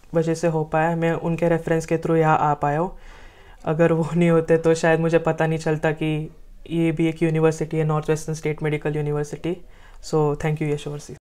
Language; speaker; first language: Hindi; non-native, local second language; Marathi